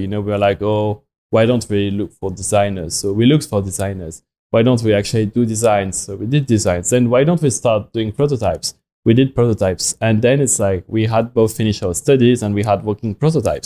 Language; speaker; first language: English; non-native, fluent; French